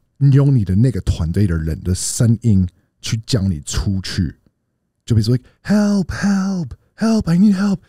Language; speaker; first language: Chinese; early bilingual, heritage; Chinese